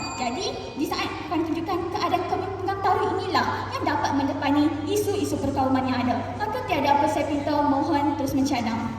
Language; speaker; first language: Malay; native; Malay